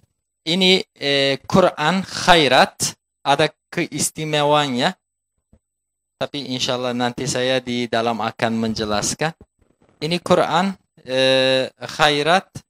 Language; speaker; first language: Indonesian; non-native, fluent; Turkish